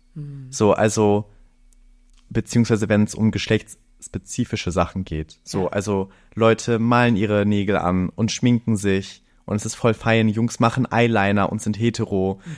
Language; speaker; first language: German; early bilingual, other home language; Greek